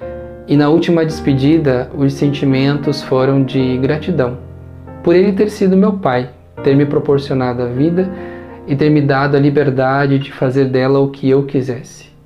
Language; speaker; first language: Portuguese; native; Portuguese